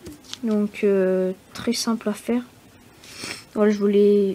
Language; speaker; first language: French; native; French